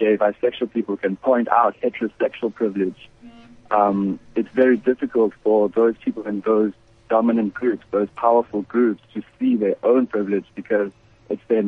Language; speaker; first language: English; native; English